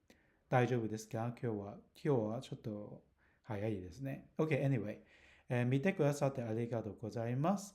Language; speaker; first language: Japanese; non-native, learner; Cantonese